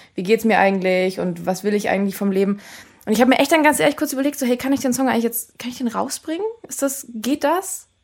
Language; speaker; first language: German; native; German